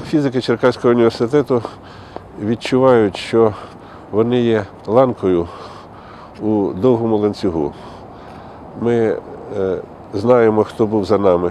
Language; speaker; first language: Ukrainian; native; Ukrainian